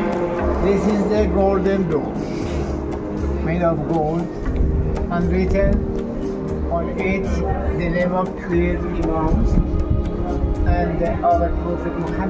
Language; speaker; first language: English; non-native, learner; Persian